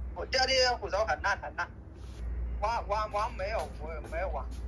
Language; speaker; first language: Chinese; non-native, learner; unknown